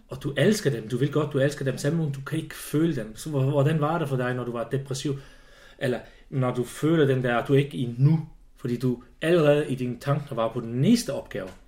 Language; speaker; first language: Danish; non-native, fluent; Swiss German